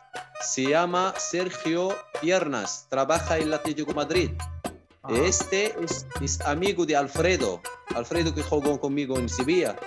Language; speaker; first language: Spanish; non-native, fluent; Arabic